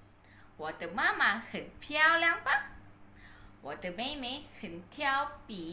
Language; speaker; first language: Chinese; non-native, learner; Malay